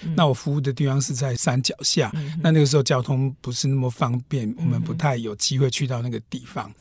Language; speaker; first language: Chinese; native; Chinese